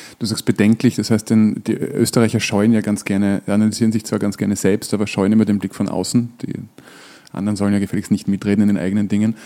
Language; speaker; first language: German; native; German